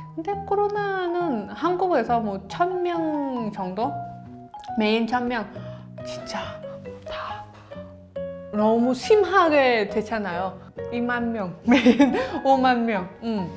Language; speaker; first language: Korean; non-native, learner; Vietnamese